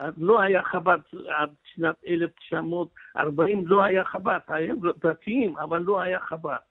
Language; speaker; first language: Hebrew; non-native, local second language; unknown